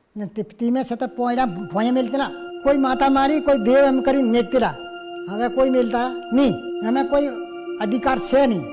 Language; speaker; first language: Gujarati; non-native, local second language; Rathawi